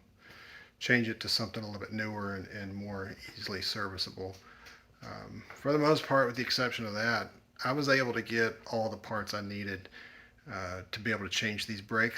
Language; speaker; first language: English; native; English